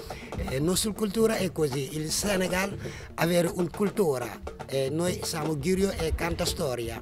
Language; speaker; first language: Italian; non-native, learner; Wolof